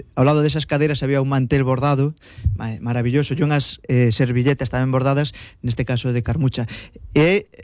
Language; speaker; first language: Galician; native; Galician